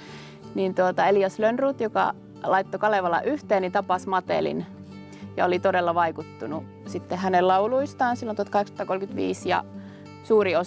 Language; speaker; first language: Finnish; native; Finnish